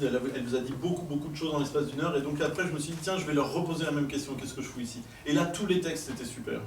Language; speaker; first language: French; native; French